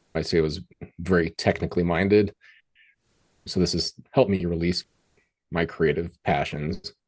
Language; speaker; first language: English; native; English